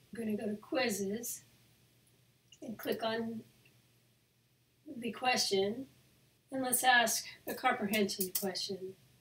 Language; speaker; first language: English; native; English